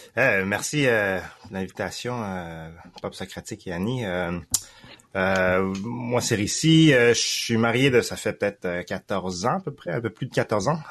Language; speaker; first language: French; early bilingual, other home language; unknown